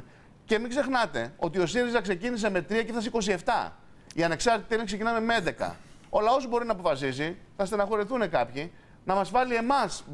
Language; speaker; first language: Greek; native; Greek